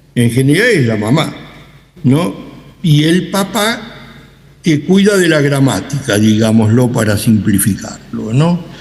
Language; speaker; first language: Spanish; native; Spanish